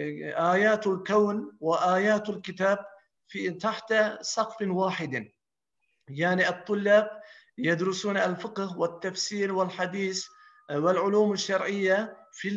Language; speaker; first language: Arabic; non-native, fluent; Turkish